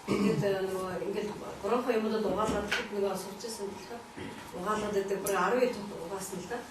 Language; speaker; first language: Korean; non-native, learner; Mongolian